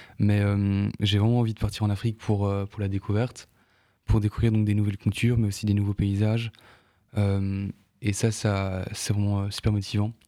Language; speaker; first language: French; native; French